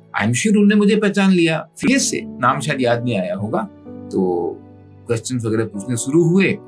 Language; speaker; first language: Hindi; native; Hindi